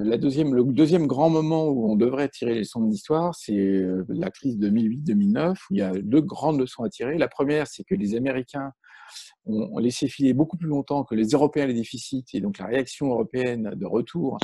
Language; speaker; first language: French; native; French